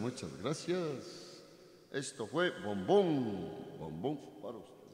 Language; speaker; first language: Spanish; native; Spanish